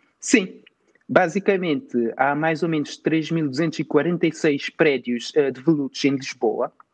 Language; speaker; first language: Portuguese; native; Portuguese